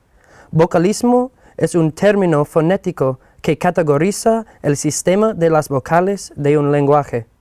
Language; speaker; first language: Spanish; non-native, fluent; English